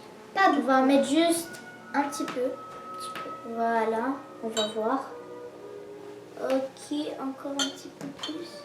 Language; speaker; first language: French; native; French